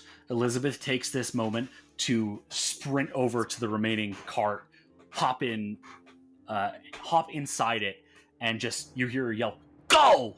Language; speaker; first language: English; native; English